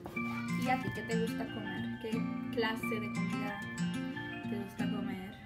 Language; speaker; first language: Spanish; early bilingual, heritage; Spanish